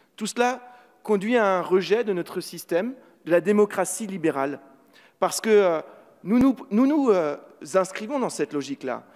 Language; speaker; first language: French; native; French